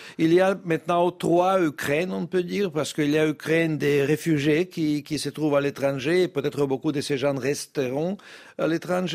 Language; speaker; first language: French; non-native, fluent; Russian